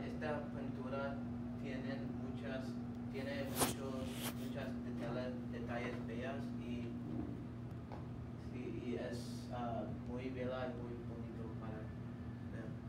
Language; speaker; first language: Spanish; non-native, learner; English